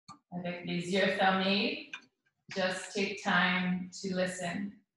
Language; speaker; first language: French; non-native, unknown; English